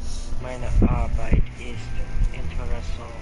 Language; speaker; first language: German; non-native, learner; English